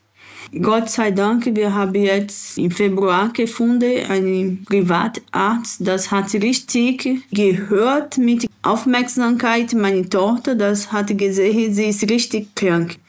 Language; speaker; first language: German; non-native, learner; Portuguese